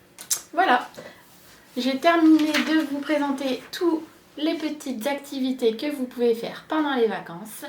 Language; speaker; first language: French; native; French